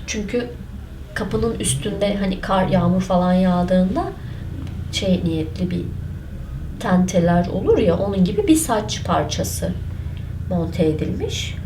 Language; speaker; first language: Turkish; non-native, local second language; Kurdish